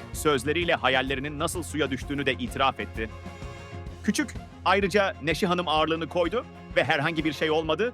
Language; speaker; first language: Turkish; native; Turkish